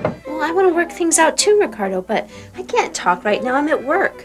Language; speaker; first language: English; early bilingual, other home language; Spanish